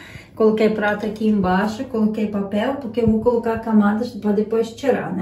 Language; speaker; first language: Portuguese; non-native, learner; Ukrainian